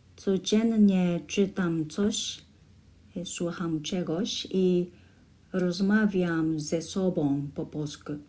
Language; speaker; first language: Polish; non-native, learner; Japanese